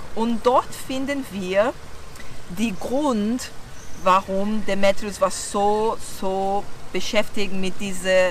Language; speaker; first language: German; non-native, fluent; Portuguese